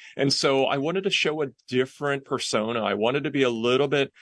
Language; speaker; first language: English; non-native, local second language; Cantonese